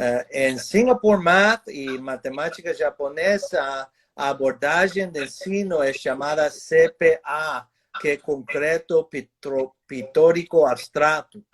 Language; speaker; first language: Portuguese; non-native, fluent; English